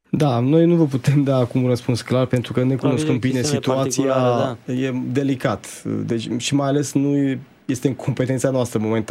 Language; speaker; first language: Romanian; native; Romanian